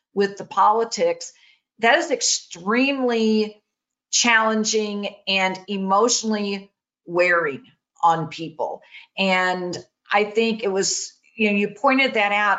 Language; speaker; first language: English; native; English